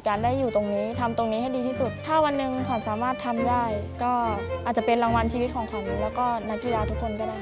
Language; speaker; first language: Thai; native; Thai